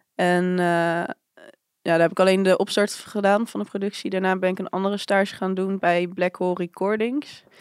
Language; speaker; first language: Dutch; native; Dutch